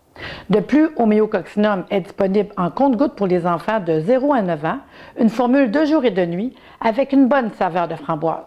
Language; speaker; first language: French; native; French